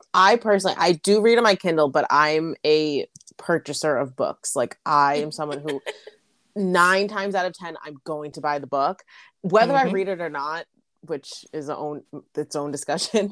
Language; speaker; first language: English; native; English